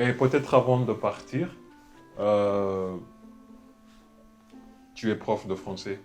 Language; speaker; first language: French; non-native, fluent; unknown